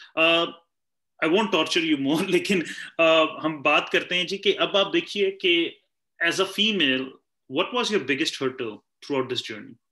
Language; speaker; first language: Urdu; native; Urdu